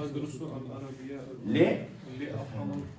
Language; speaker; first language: Arabic; non-native, learner; Urdu